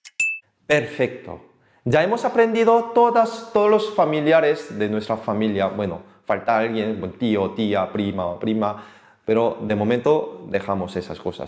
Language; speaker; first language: Spanish; non-native, fluent; Korean